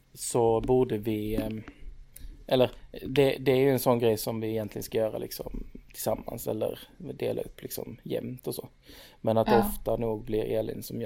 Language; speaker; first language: Swedish; native; Swedish